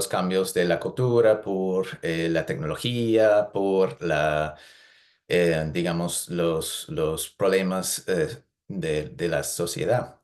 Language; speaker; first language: Spanish; non-native, fluent; English